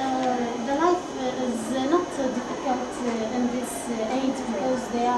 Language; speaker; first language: English; non-native, learner; Arabic